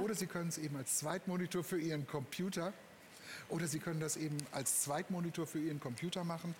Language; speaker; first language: German; native; German